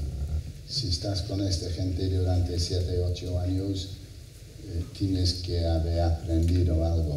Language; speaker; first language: Spanish; non-native, fluent; English